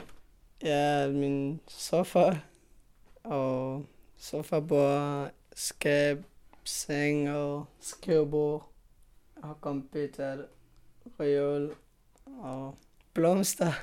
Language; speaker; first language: Danish; non-native, learner; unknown